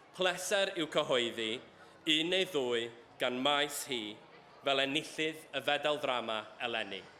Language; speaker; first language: Welsh; native; Welsh